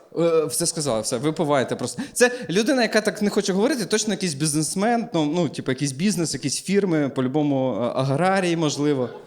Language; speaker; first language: Ukrainian; native; Ukrainian